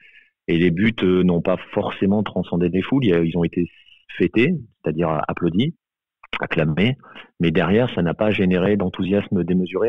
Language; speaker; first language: French; native; French